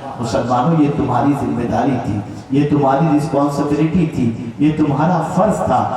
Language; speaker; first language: Urdu; native; Urdu